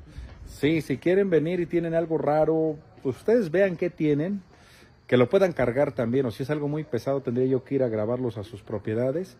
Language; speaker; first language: Spanish; native; Spanish